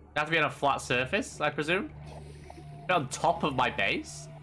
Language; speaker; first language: English; native; English